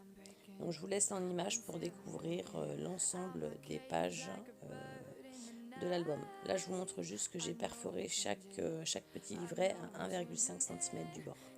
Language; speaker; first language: French; native; French